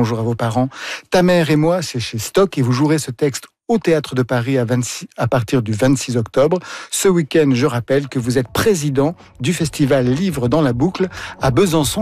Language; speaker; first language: French; native; French